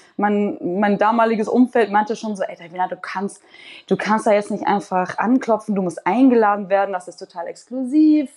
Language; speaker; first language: German; native; German